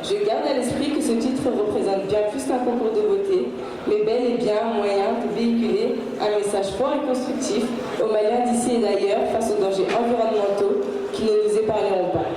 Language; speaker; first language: French; early bilingual, other home language; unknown